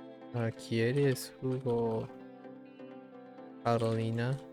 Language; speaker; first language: Spanish; non-native, learner; English